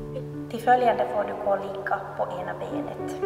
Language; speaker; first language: Swedish; non-native, local second language; Finnish